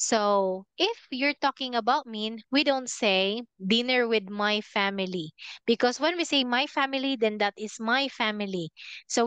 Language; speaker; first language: English; non-native, fluent; Filipino